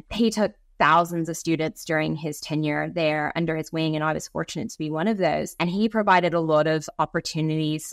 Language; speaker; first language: English; native; English